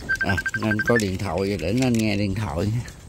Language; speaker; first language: Vietnamese; native; Vietnamese